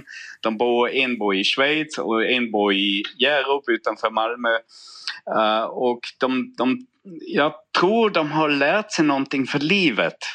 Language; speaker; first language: Swedish; non-native, fluent; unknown